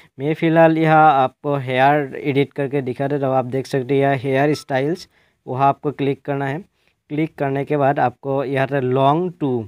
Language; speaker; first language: Hindi; non-native, local second language; Assamese